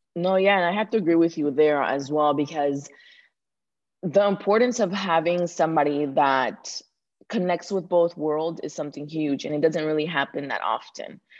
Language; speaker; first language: English; early bilingual, other home language; Spanish